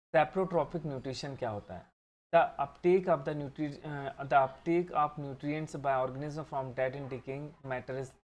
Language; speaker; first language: Hindi; native; Hindi